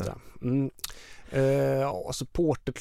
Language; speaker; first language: Swedish; native; Swedish